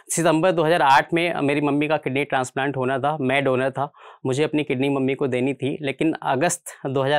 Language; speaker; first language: Hindi; native; Hindi